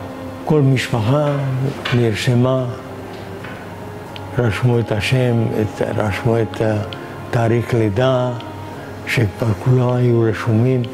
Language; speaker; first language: Hebrew; non-native, fluent; Hungarian